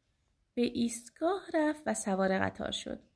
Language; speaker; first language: Persian; native; Persian